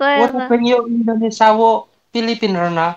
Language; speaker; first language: Chinese; non-native, learner; Indonesian